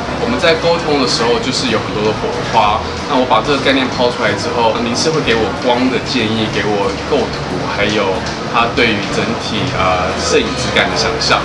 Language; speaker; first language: Chinese; native; Chinese